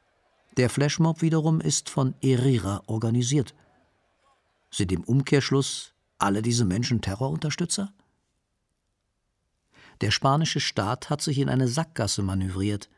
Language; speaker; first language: German; native; German